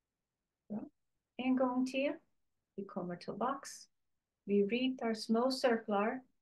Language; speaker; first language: Swedish; non-native, learner; English